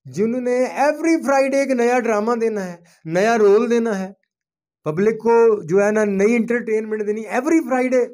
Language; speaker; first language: Urdu; non-native, local second language; Punjabi